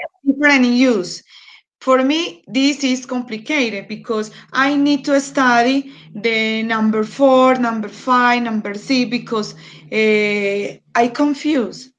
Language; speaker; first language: English; non-native, learner; Spanish